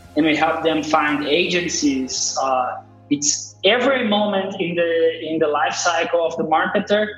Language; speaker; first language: English; non-native, fluent; Portuguese